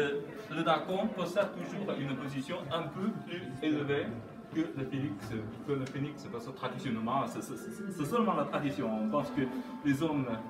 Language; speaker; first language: French; non-native, fluent; Chinese